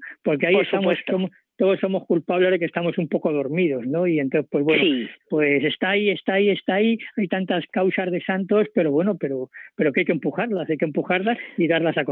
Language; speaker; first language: Spanish; native; Spanish